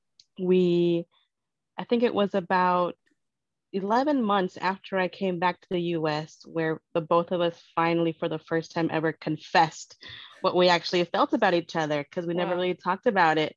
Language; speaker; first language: English; early bilingual, other home language; Spanish